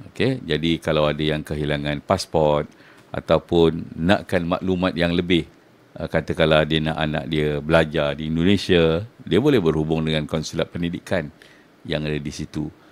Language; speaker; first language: Malay; native; Malay